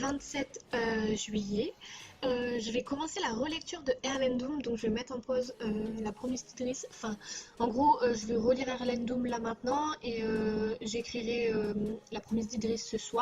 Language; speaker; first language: French; native; French